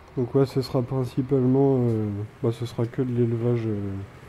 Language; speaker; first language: French; native; French